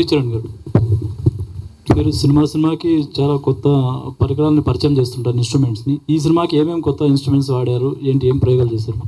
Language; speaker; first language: Telugu; native; Telugu